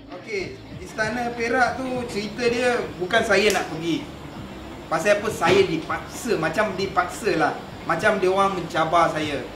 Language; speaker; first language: Malay; non-native, local second language; Tamil